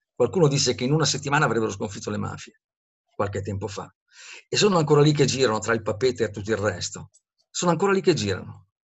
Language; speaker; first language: Italian; native; Italian